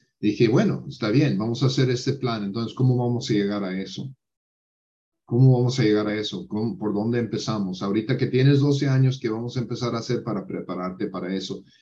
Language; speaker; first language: Spanish; non-native, fluent; English